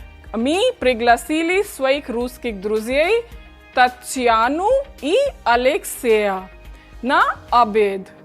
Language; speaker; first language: Russian; non-native, fluent; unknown